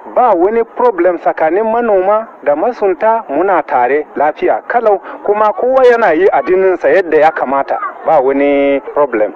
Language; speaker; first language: Hausa; non-native, local second language; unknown